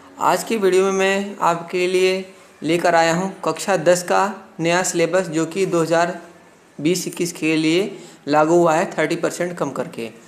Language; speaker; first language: Hindi; native; Hindi